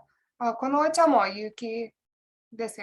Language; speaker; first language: Japanese; non-native, learner; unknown